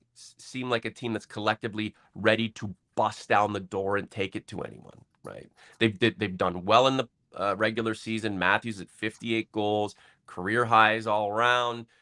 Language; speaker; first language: English; native; English